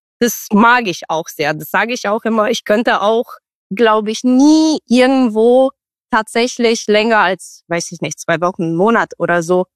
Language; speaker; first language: German; non-native, fluent; Romanian